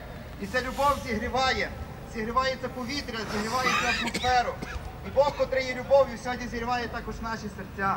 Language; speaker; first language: Ukrainian; native; Ukrainian